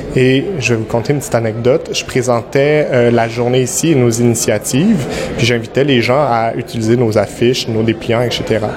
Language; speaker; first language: French; native; French